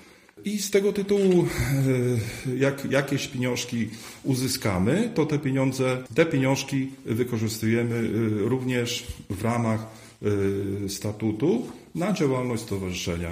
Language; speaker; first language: Polish; native; Polish